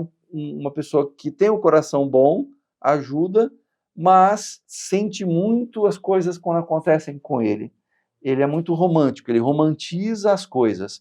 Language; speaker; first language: Portuguese; native; Portuguese